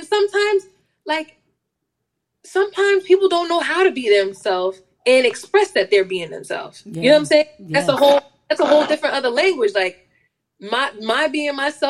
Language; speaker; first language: English; native; English